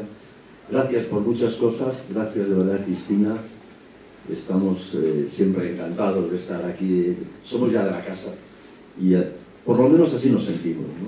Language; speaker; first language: Spanish; native; Spanish